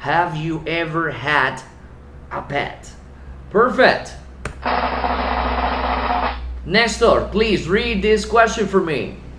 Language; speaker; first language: English; non-native, fluent; Spanish